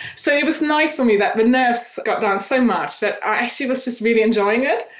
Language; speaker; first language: English; non-native, fluent; German